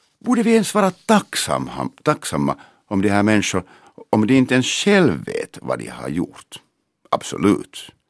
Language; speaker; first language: Swedish; non-native, local second language; Finnish